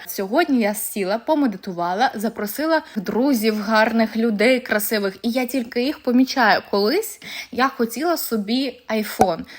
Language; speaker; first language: Ukrainian; non-native, local second language; Russian